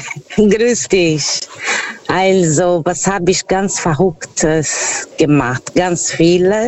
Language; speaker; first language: German; non-native, fluent; Portuguese